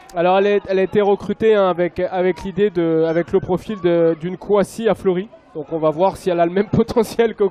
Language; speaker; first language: French; native; French